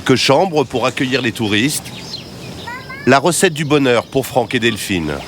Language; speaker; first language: French; native; French